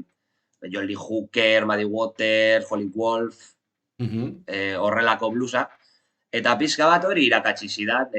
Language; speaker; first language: Basque; non-native, local second language; Spanish